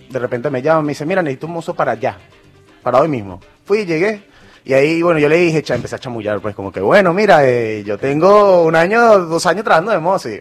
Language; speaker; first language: Spanish; native; Spanish